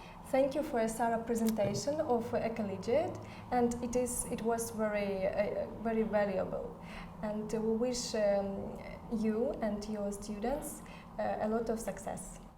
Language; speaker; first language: English; non-native, fluent; Ukrainian